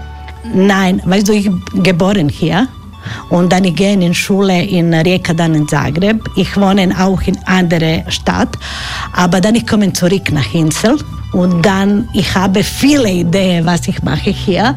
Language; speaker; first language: German; non-native, learner; Croatian